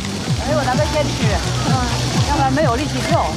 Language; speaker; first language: Chinese; native; Chinese